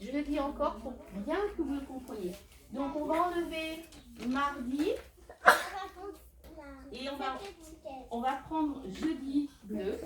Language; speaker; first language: French; native; French